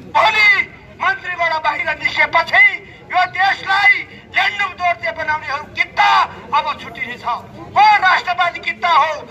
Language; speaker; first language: Nepali; native; Nepali